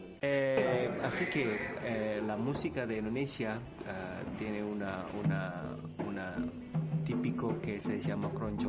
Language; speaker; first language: Spanish; non-native, learner; Indonesian